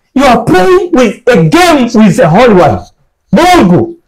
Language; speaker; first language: English; non-native, local second language; Swahili